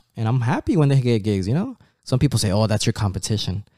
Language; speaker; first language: English; early bilingual, other home language; Spanish